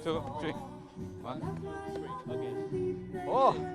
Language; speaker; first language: French; native; French